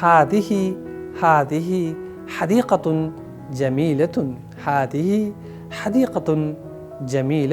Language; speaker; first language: Arabic; non-native, fluent; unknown